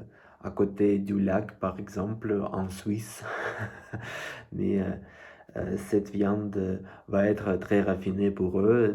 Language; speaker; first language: French; non-native, fluent; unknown